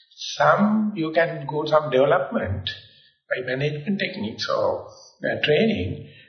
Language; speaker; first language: English; non-native, local second language; Sinhala